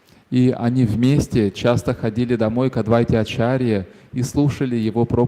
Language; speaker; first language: Russian; native; Russian